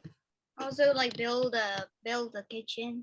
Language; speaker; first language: English; non-native, fluent; Burmese